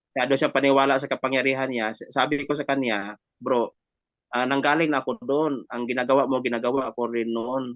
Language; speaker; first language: Filipino; non-native, local second language; Hiligaynon